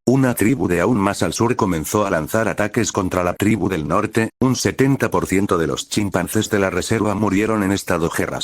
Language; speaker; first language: Spanish; native; Spanish